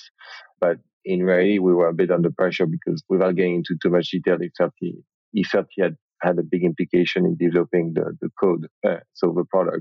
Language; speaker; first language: English; non-native, fluent; French